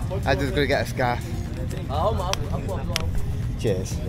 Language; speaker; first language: English; native; English